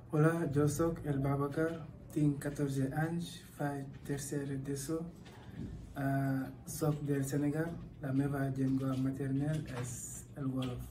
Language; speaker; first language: Catalan; non-native, learner; Wolof